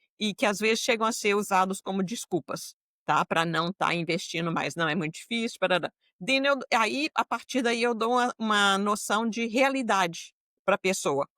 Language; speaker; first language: Portuguese; native; Portuguese